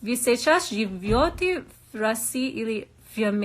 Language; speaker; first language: Russian; non-native, learner; English